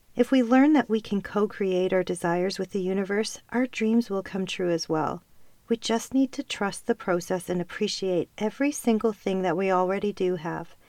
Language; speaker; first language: English; native; English